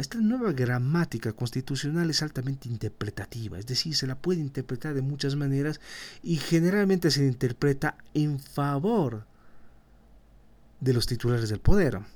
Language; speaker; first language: Spanish; native; Spanish